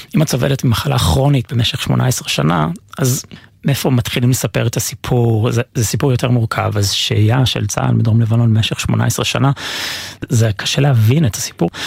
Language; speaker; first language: Hebrew; non-native, fluent; English